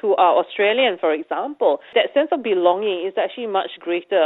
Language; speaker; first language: English; native; English